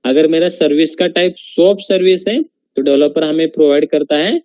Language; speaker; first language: Hindi; non-native, local second language; Marathi